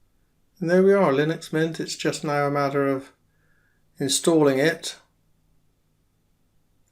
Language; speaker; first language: English; native; English